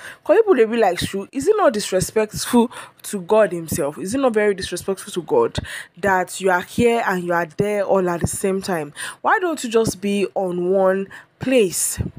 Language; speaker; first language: Nigerian Pidgin; non-native, local second language; Yoruba